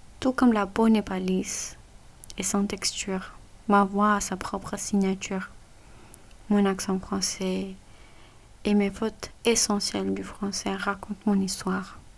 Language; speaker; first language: French; non-native, fluent; Punjabi